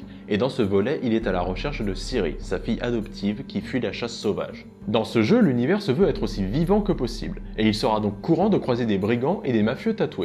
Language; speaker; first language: French; native; French